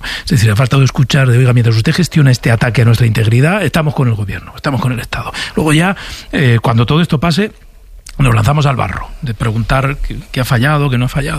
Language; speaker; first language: Spanish; native; Spanish